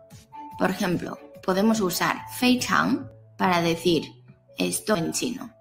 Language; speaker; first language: Spanish; non-native, fluent; Chinese